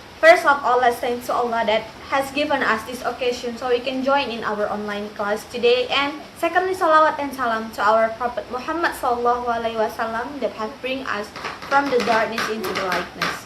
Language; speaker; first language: English; non-native, learner; Indonesian